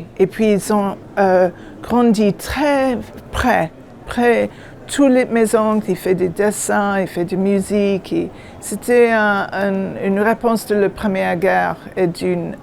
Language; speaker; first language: French; non-native, learner; English